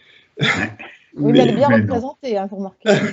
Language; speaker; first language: French; native; French